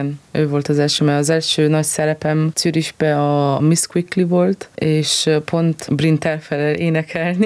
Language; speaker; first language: Hungarian; non-native, fluent; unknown